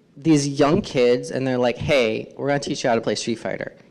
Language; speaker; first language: English; native; English